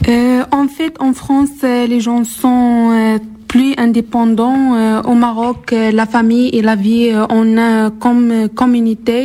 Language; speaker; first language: French; non-native, learner; Arabic